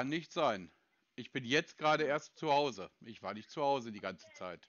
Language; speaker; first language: German; native; German